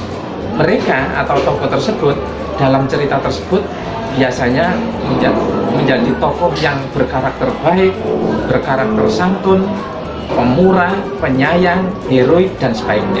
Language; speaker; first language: Indonesian; native; Indonesian